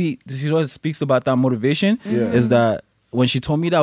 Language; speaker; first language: English; native; English